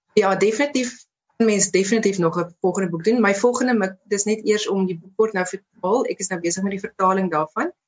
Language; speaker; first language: Afrikaans; native; Afrikaans